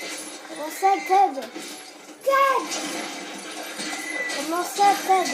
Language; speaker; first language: French; native; French